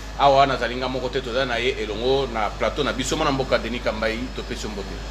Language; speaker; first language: Lingala; native; Lingala